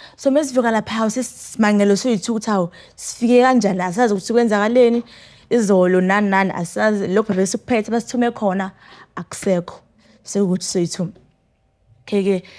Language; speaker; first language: Zulu; non-native, local second language; Tsonga